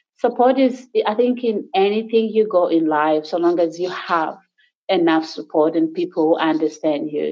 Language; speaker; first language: English; non-native, local second language; Acoli